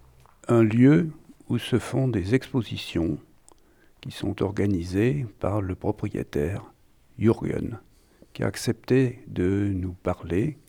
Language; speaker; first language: French; native; French